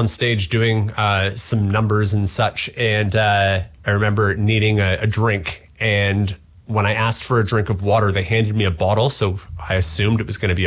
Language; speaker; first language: English; native; English